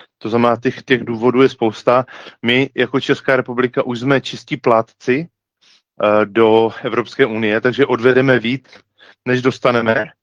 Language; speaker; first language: Czech; native; Czech